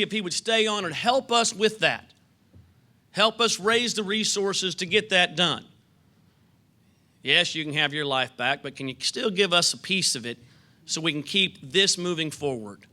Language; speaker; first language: English; native; English